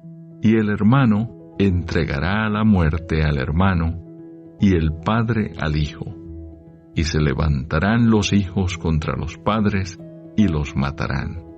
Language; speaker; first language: Spanish; native; Spanish